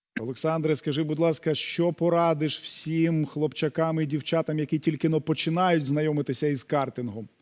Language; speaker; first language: Ukrainian; native; Ukrainian